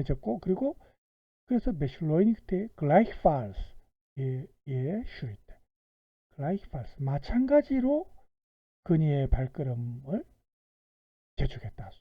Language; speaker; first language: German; non-native, fluent; Korean